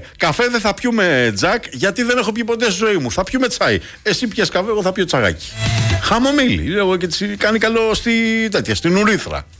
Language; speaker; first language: Greek; native; Greek